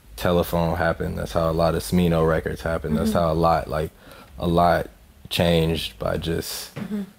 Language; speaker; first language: English; native; English